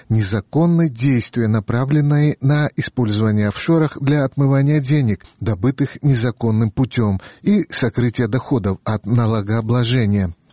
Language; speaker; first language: Russian; non-native, local second language; Georgian